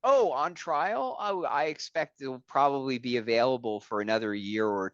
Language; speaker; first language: English; native; English